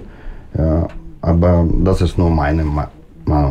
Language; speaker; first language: German; non-native, learner; Russian